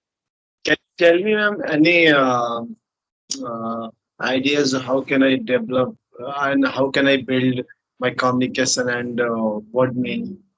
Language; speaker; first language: English; non-native, learner; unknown